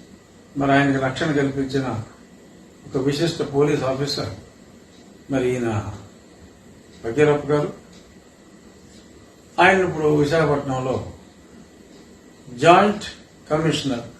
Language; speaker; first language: Telugu; native; Telugu